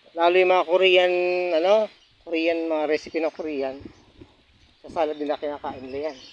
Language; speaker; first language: Filipino; native; Filipino